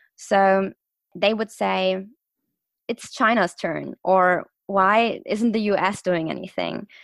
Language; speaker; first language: English; non-native, fluent; German